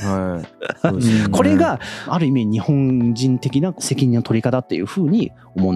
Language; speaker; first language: Japanese; native; Japanese